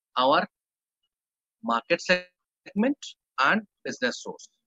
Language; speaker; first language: English; non-native, local second language; Odia